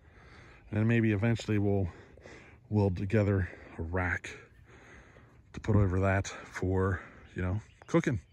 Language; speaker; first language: English; native; English